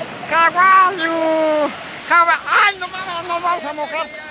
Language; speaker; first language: English; non-native, learner; Spanish